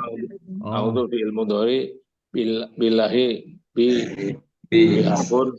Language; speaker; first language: Arabic; non-native, learner; Indonesian